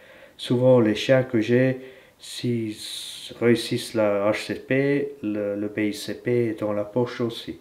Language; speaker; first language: French; native; French